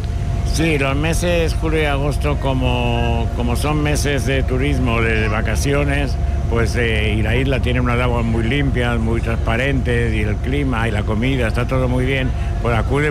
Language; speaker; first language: Spanish; native; Spanish